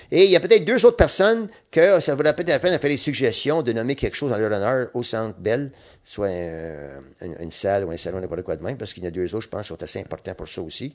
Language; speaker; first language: French; non-native, local second language; English